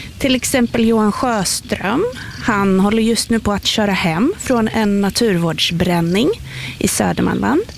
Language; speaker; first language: Swedish; native; Swedish